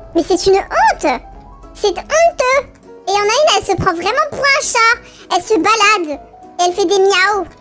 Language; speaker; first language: French; early bilingual, other home language; Polish